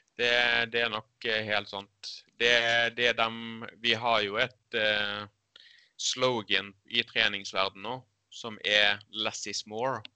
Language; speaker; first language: Norwegian; early bilingual, other home language; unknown